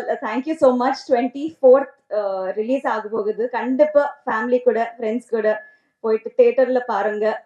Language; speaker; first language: Tamil; non-native, learner; Telugu